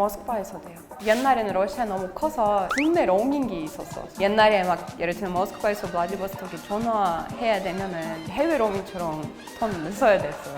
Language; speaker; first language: Korean; non-native, fluent; Russian